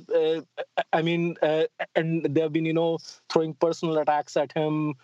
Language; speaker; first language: English; non-native, local second language; Hindi